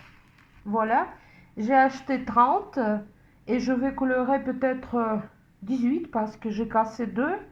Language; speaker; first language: French; non-native, fluent; Russian